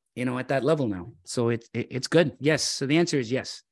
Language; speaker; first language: English; native; English